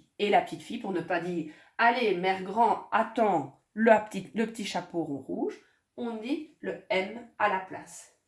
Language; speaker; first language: French; native; French